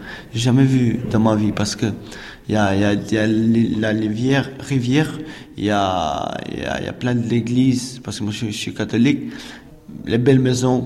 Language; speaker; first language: French; non-native, learner; Albanian